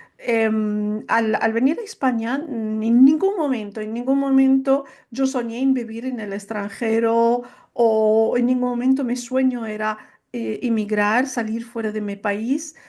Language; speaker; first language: Spanish; non-native, fluent; Arabic